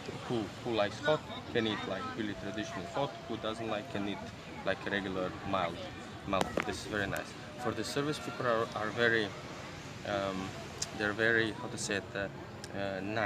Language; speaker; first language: English; non-native, fluent; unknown